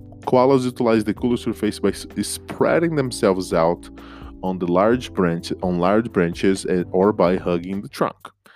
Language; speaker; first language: English; non-native, fluent; Portuguese